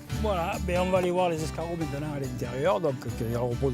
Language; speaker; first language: French; native; French